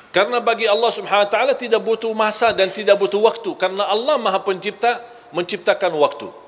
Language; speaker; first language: Malay; non-native, fluent; Arabic